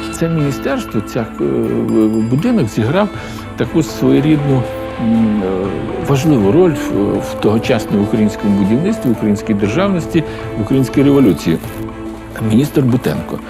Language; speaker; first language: Ukrainian; native; Ukrainian